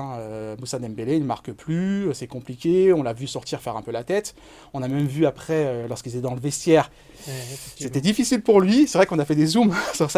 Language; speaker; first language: French; native; French